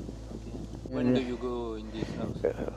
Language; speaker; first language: English; non-native, learner; French